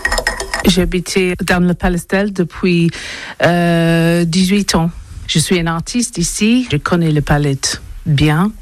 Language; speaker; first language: French; non-native, learner; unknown